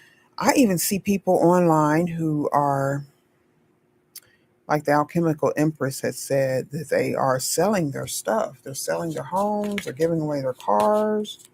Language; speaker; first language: English; native; English